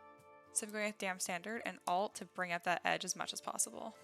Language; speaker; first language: English; native; English